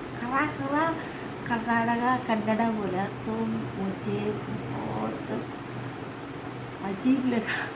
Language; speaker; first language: Hindi; non-native, local second language; Malayalam